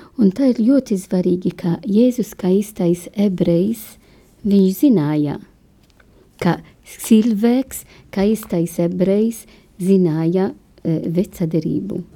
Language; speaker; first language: Latvian; non-native, learner; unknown